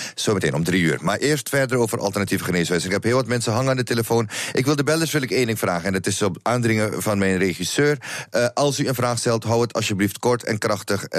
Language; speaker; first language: Dutch; native; Dutch